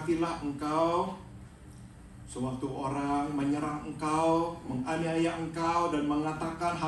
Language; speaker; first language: Indonesian; native; Indonesian